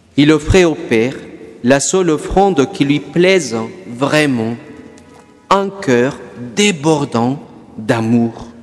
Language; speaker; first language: French; non-native, fluent; Spanish